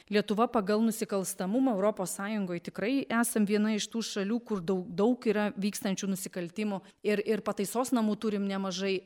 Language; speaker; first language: Lithuanian; native; Lithuanian